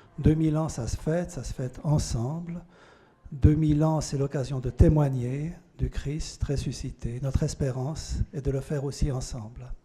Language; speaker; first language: French; native; French